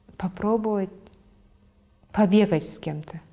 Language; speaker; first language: Russian; non-native, local second language; Kazakh